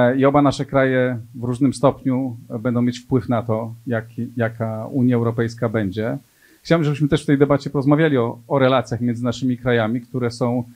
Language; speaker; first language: Polish; native; Polish